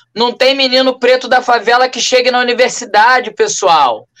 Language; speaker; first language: Portuguese; native; Portuguese